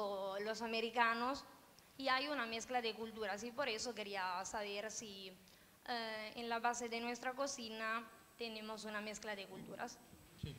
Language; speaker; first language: Spanish; early bilingual, heritage; Italian